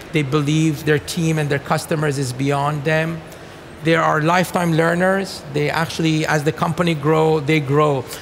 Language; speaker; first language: English; non-native, fluent; Persian